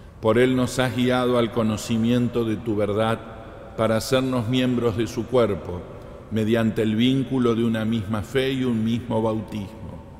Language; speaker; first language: Spanish; native; Spanish